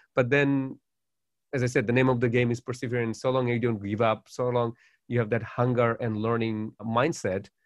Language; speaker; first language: English; non-native, local second language; Bangla